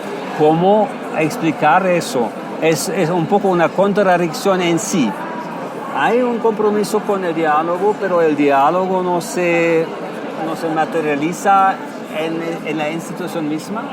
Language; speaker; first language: Spanish; non-native, fluent; German